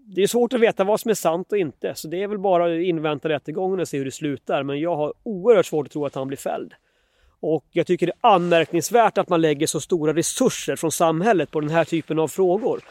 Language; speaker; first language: Swedish; native; Swedish